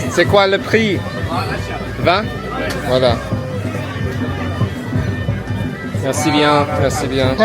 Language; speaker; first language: French; non-native, learner; English